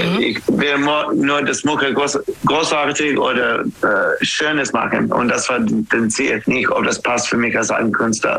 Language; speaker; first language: German; non-native, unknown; English